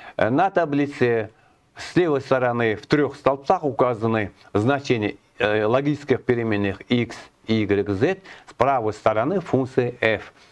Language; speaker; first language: Russian; non-native, local second language; Kazakh